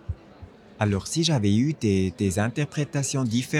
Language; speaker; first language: French; non-native, fluent; German